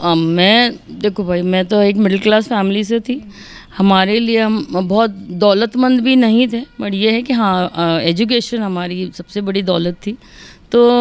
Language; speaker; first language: Hindi; native; Hindi